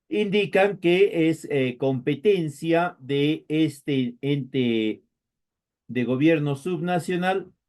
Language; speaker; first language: Spanish; native; Spanish